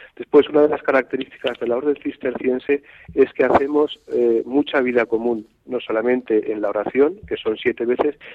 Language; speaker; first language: Spanish; native; Spanish